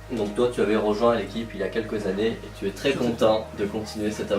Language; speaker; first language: French; native; French